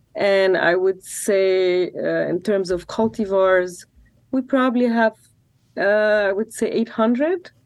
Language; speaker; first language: English; non-native, fluent; Arabic